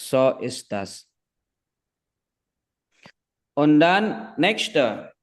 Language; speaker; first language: German; non-native, fluent; Indonesian